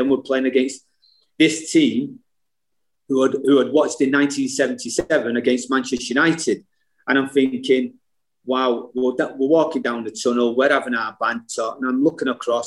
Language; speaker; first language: English; native; English